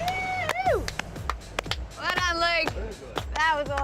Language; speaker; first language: English; native; English